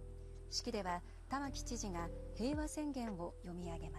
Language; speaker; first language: Japanese; native; Japanese